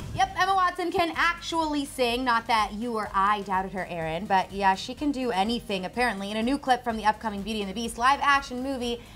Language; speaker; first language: English; native; English